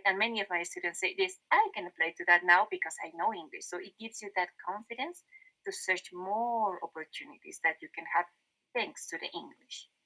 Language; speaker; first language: English; non-native, fluent; Spanish